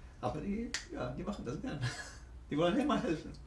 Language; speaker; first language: German; non-native, learner; Arabic